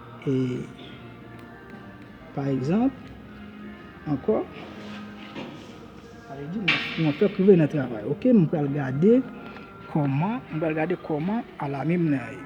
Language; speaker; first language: French; non-native, learner; Haitian Creole